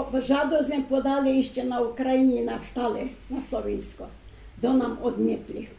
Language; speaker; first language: Slovak; early bilingual, heritage; Slovak